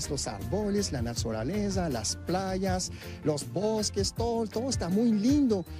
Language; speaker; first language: Spanish; non-native, fluent; French